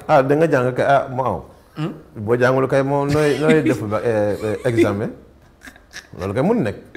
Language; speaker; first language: Wolof; non-native, local second language; Bambara